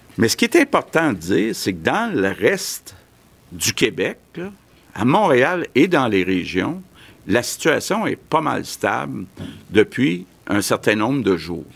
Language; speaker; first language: French; native; French